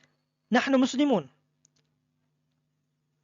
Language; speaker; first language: Arabic; non-native, fluent; Persian